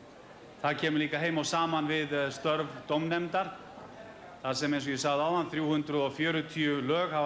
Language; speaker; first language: Icelandic; native; Icelandic